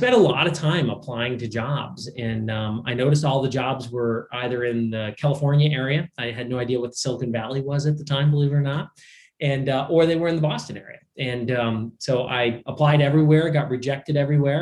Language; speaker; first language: English; native; English